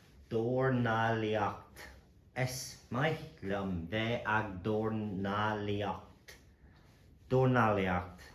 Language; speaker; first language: Irish; non-native, local second language; English